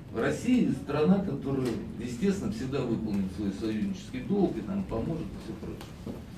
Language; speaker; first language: Russian; native; Russian